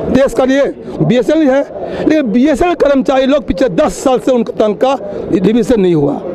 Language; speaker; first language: Hindi; non-native, local second language; Bangla